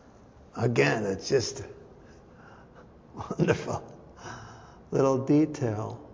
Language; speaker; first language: English; native; English